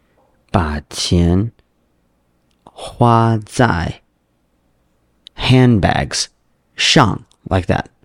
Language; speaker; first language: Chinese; non-native, learner; English